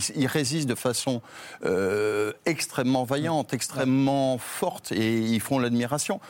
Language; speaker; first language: French; native; French